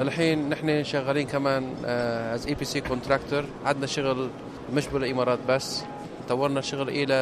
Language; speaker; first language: Arabic; non-native, fluent; Turkish